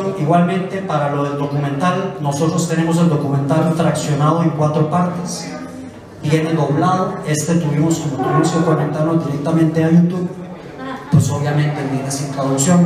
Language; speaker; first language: Spanish; native; Spanish